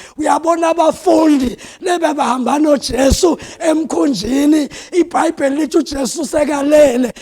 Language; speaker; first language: Zulu; non-native, local second language; South Ndebele